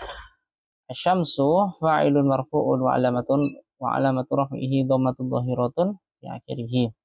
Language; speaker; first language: Arabic; non-native, fluent; Indonesian